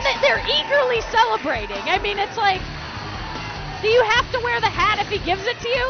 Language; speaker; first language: English; native; English